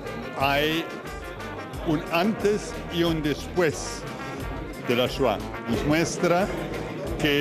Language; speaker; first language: Spanish; non-native, fluent; German